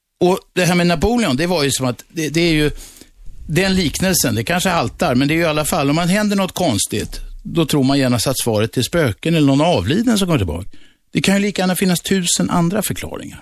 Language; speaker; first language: Swedish; native; Swedish